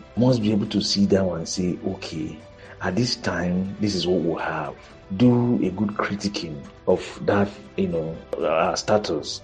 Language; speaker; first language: English; non-native, local second language; Igbo